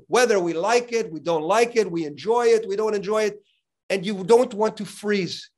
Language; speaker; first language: English; native; English